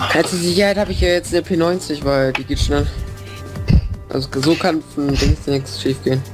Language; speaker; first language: German; native; German